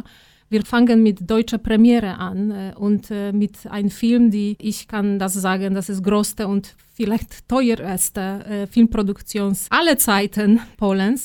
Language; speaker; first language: German; non-native, fluent; Polish